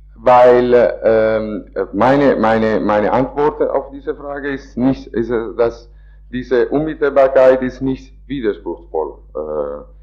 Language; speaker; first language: German; non-native, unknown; Italian